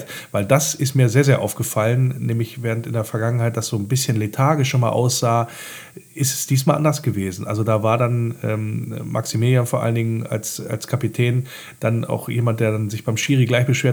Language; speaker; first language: German; native; German